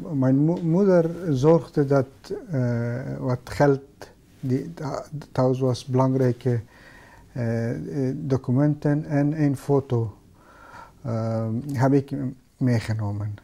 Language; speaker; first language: Dutch; non-native, fluent; Persian